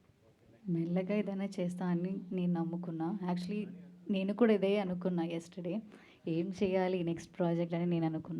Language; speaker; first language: Telugu; non-native, learner; Malayalam